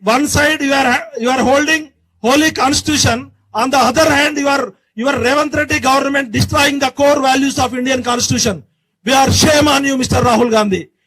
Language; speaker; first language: English; non-native, local second language; Telugu